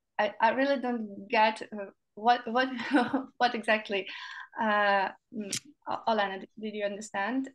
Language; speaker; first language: English; non-native, learner; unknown